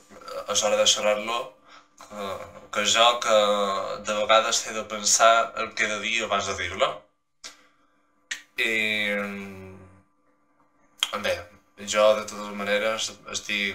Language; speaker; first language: Catalan; non-native, local second language; Spanish